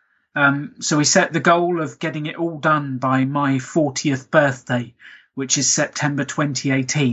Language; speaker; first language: English; native; English